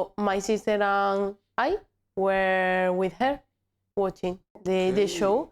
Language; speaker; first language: English; non-native, learner; Spanish